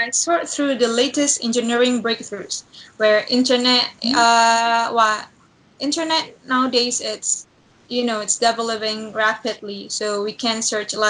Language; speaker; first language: English; non-native, learner; Indonesian